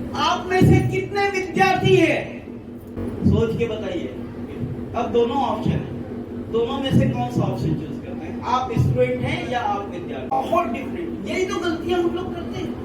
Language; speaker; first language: Hindi; native; Hindi